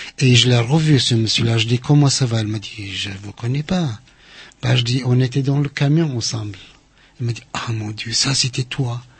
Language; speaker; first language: French; non-native, fluent; Central Kurdish